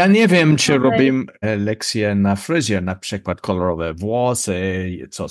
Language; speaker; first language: Polish; non-native, learner; English